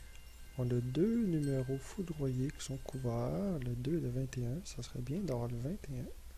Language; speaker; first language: French; native; French